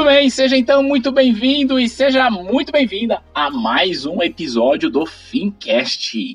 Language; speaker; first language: Portuguese; native; Portuguese